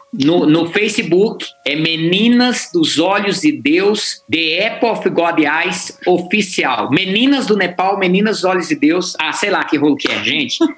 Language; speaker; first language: Portuguese; native; Portuguese